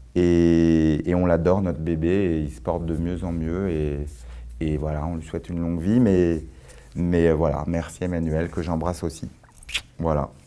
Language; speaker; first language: French; native; French